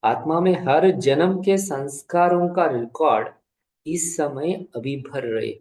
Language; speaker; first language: Hindi; non-native, local second language; Kannada